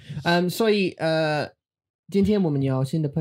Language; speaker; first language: Chinese; non-native, learner; English